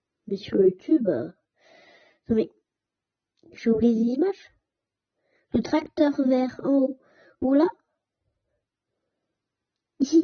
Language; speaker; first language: French; native; French